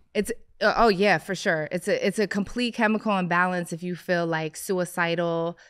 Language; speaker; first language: English; native; English